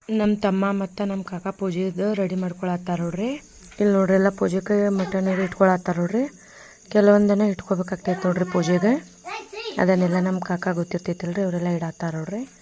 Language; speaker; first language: Kannada; non-native, local second language; Lambadi